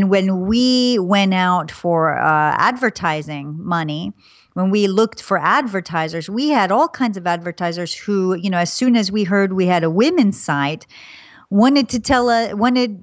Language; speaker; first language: English; native; English